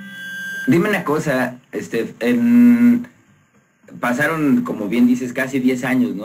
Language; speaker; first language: Spanish; native; Spanish